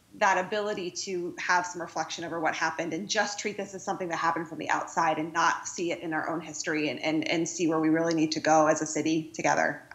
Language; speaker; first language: English; native; English